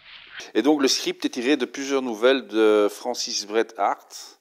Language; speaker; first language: French; native; French